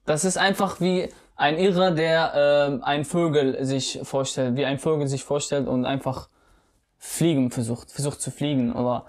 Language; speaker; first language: German; non-native, fluent; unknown